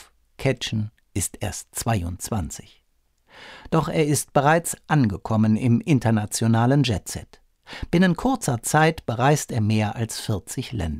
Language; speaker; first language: German; native; German